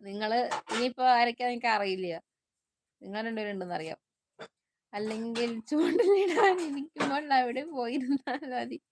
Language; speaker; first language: Malayalam; non-native, local second language; Tamil